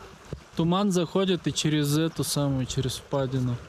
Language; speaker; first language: Russian; native; Russian